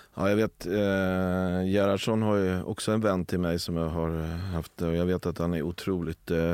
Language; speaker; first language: Swedish; native; Swedish